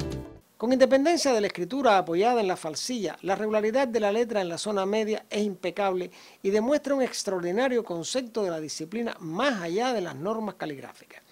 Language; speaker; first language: Spanish; native; Spanish